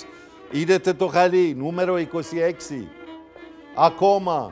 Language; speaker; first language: Greek; non-native, fluent; Persian